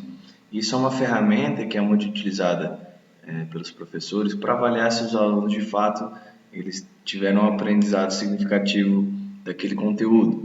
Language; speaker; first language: Portuguese; native; Portuguese